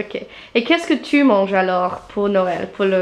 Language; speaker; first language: French; non-native, fluent; English